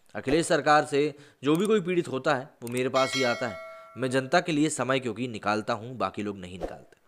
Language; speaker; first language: Hindi; native; Hindi